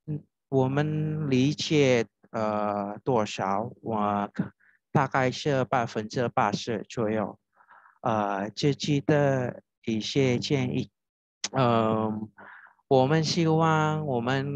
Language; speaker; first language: Chinese; non-native, fluent; Indonesian